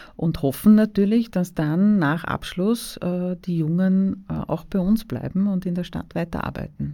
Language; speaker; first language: German; native; German